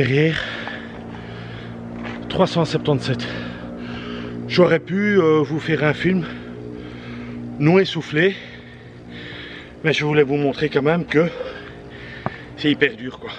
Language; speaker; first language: French; native; French